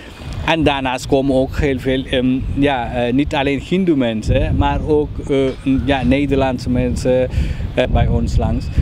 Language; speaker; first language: Dutch; non-native, fluent; Tamil